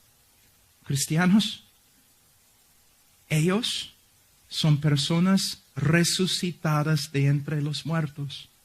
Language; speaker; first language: Spanish; non-native, fluent; English